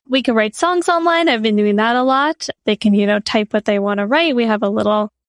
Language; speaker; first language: English; native; English